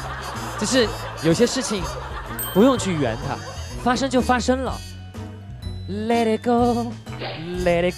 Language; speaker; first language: Chinese; native; Chinese